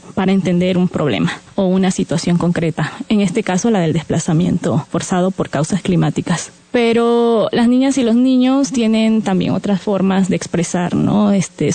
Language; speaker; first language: Spanish; native; Spanish